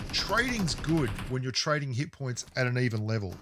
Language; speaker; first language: English; native; English